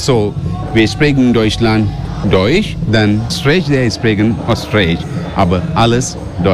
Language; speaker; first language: German; non-native, learner; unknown